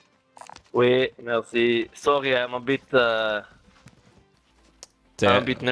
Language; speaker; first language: English; non-native, fluent; Hebrew